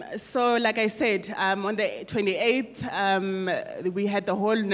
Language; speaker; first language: English; non-native, local second language; Northern Sotho